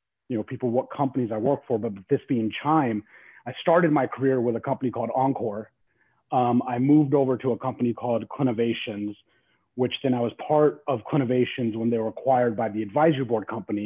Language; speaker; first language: English; native; English